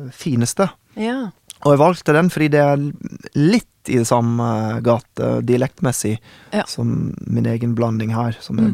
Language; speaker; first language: Norwegian; non-native, fluent; English